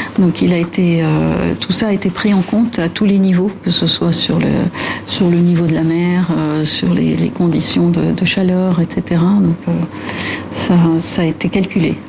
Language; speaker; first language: French; non-native, local second language; Arabic